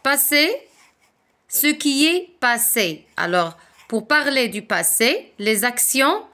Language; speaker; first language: French; non-native, local second language; Arabic